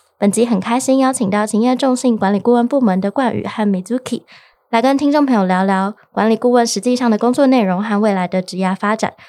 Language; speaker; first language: Chinese; native; Chinese